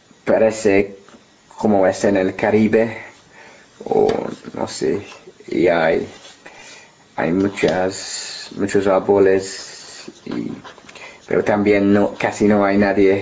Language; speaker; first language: Spanish; non-native, learner; English